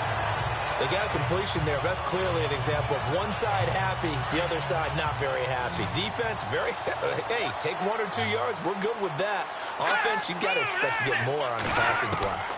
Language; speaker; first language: English; native; English